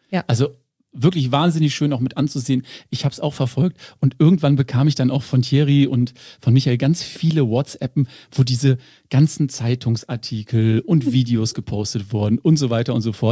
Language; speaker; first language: German; native; German